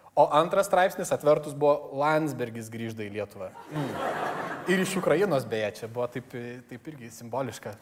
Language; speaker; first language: Lithuanian; native; Lithuanian